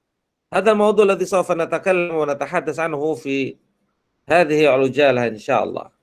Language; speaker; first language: Arabic; non-native, fluent; Indonesian